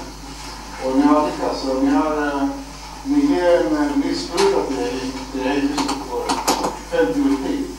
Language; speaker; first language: Swedish; non-native, fluent; Greek